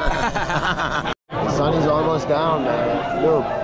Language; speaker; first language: English; non-native, fluent; Persian